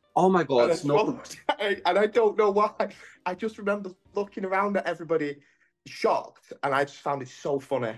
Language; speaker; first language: English; native; English